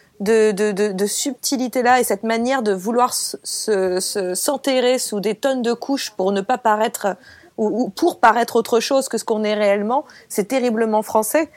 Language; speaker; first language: French; native; French